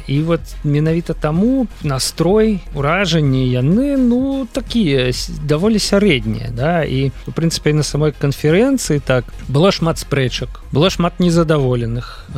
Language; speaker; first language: Belarusian; non-native, local second language; Russian